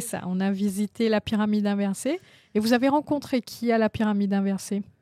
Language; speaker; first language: French; native; French